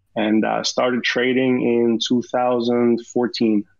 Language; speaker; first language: English; early bilingual, other home language; Romanian